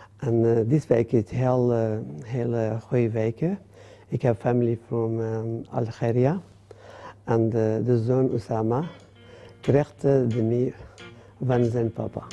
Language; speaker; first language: Dutch; non-native, learner; Arabic